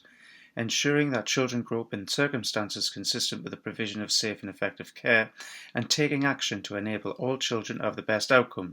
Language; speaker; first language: English; native; English